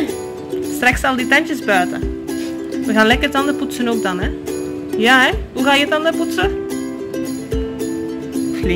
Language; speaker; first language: Dutch; non-native, fluent; Urdu